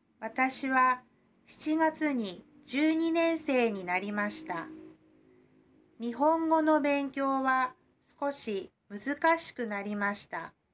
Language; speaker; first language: Japanese; non-native, learner; Indonesian